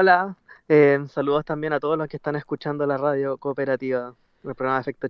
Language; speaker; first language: Spanish; native; Spanish